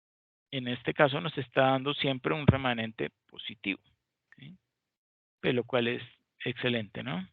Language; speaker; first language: Spanish; native; Spanish